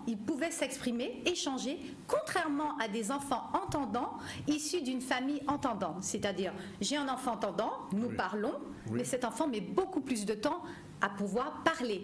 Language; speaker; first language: French; native; French